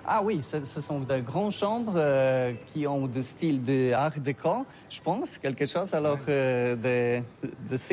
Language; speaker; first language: French; non-native, learner; Polish